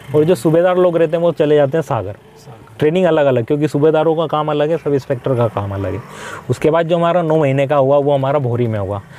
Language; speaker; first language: Hindi; native; Hindi